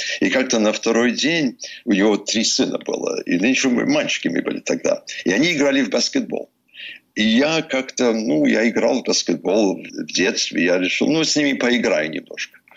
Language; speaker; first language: Russian; early bilingual, heritage; English